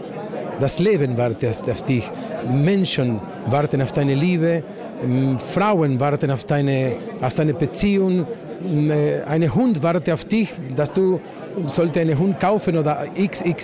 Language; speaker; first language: German; non-native, fluent; Spanish